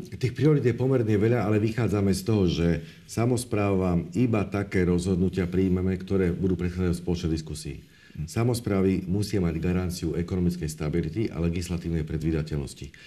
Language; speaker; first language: Slovak; native; Slovak